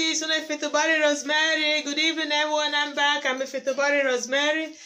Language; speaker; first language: Italian; non-native, learner; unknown